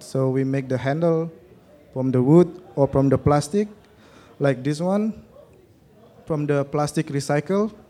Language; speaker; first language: English; non-native, learner; Indonesian